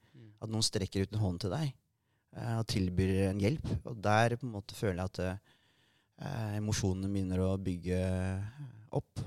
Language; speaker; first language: Norwegian; early bilingual, other home language; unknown